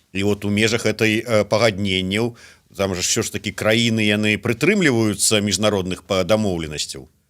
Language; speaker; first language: Belarusian; native; Belarusian